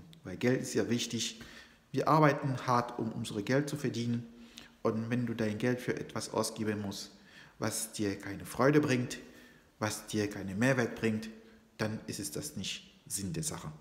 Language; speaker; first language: German; non-native, fluent; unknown